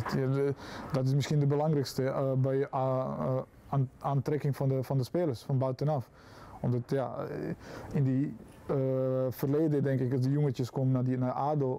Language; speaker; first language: Dutch; non-native, fluent; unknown